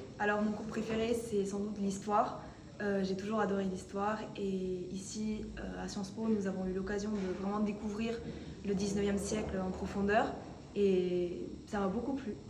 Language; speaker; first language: French; non-native, fluent; Spanish